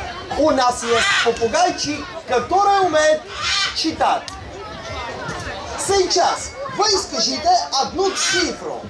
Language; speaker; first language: Russian; non-native, learner; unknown